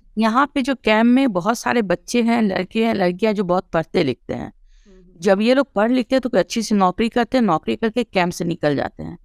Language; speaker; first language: Urdu; early bilingual, heritage; Urdu